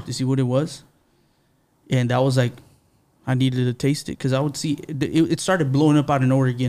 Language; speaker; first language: English; early bilingual, other home language; Spanish